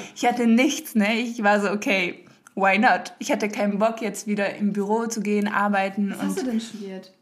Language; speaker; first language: German; early bilingual, heritage; French